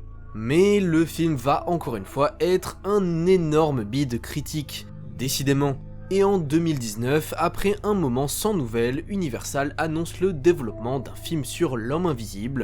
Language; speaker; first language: French; native; French